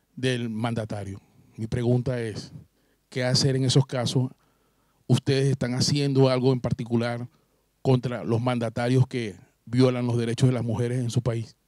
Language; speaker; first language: Spanish; native; Spanish